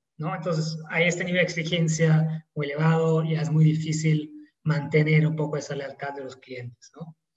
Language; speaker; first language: Spanish; non-native, fluent; Italian